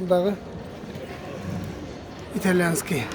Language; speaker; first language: Russian; non-native, local second language; Kyrgyz